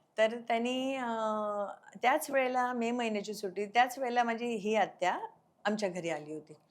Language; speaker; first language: Marathi; non-native, local second language; Konkani